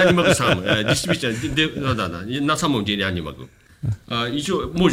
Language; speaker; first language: Russian; non-native, fluent; Japanese